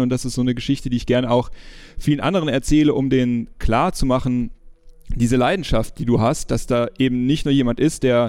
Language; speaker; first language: German; native; German